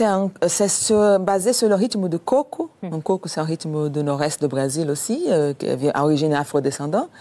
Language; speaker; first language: French; non-native, fluent; Portuguese